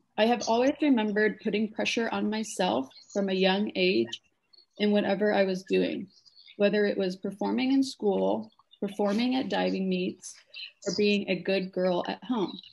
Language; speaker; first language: English; native; English